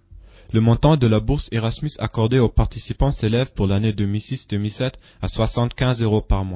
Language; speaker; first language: French; native; French